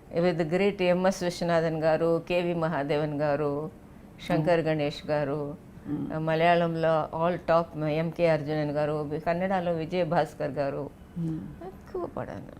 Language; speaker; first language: Telugu; non-native, local second language; Tamil